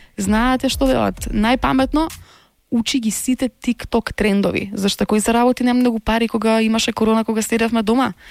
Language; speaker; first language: Macedonian; native; Macedonian